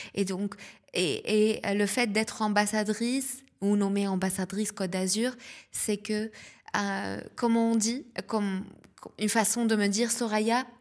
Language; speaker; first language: French; non-native, local second language; Arabic